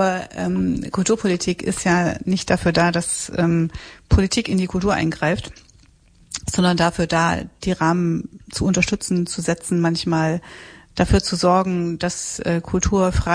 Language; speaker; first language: German; native; German